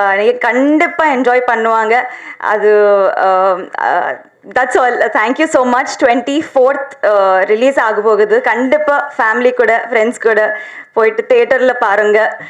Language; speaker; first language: Tamil; non-native, learner; Telugu